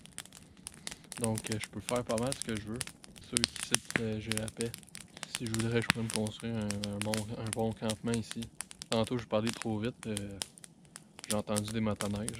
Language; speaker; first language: French; native; French